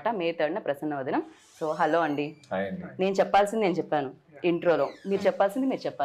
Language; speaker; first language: Telugu; native; Telugu